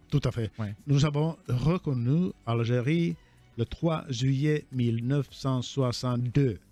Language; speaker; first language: French; non-native, fluent; Finnish